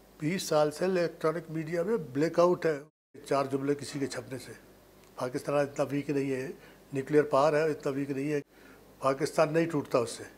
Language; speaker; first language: Urdu; non-native, local second language; Baluchi